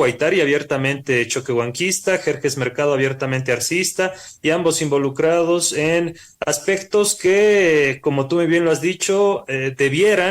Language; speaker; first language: Spanish; native; Spanish